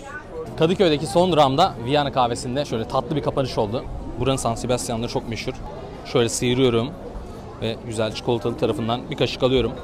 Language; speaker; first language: Turkish; native; Turkish